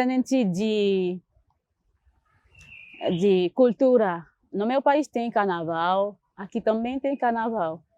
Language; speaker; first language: Portuguese; non-native, learner; Haitian Creole